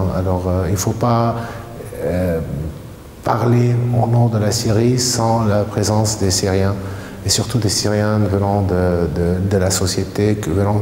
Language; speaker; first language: French; non-native, fluent; Arabic